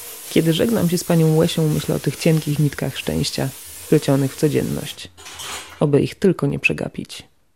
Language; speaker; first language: Polish; native; Polish